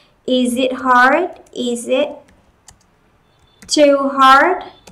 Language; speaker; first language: English; non-native, fluent; Vietnamese